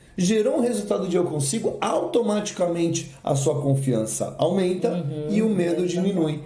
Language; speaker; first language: Portuguese; native; Portuguese